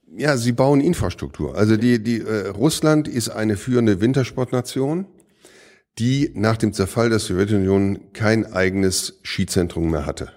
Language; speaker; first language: German; native; German